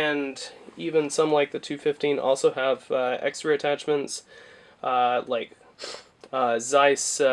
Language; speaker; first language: English; native; English